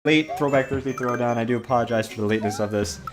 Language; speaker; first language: English; native; English